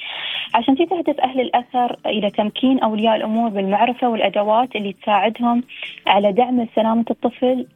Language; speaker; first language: Arabic; native; Arabic